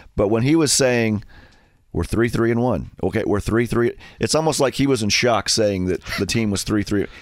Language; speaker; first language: English; native; English